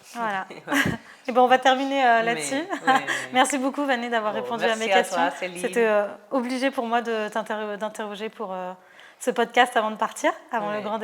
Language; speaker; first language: French; native; French